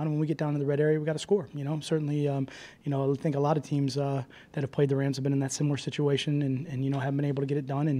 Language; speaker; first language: English; native; English